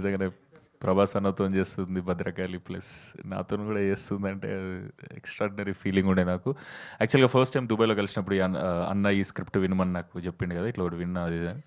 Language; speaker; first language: Telugu; native; Telugu